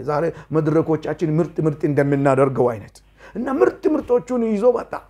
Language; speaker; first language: Amharic; non-native, local second language; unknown